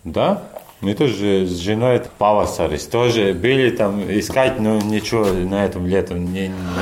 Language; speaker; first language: Russian; non-native, learner; Latvian